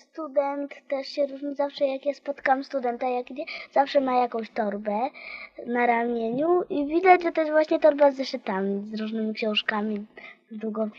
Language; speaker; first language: Polish; native; Polish